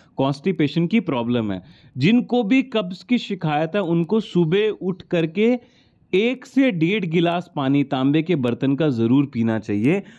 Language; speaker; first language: Hindi; native; Hindi